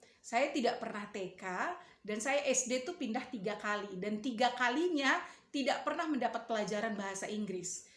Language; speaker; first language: Indonesian; native; Indonesian